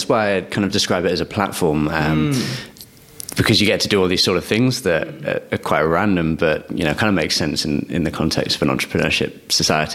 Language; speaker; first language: English; native; English